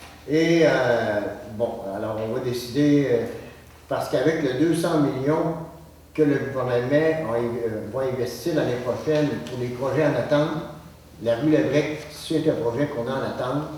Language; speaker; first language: French; native; French